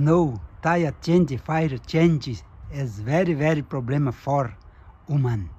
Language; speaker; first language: English; non-native, learner; Portuguese